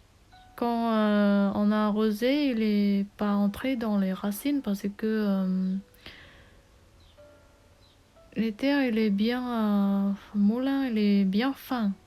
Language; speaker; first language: French; non-native, learner; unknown